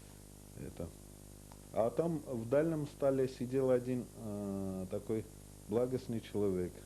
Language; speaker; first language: Russian; non-native, local second language; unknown